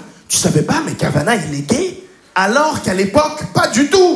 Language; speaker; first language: French; native; French